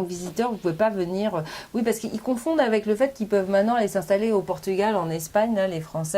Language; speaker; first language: French; native; French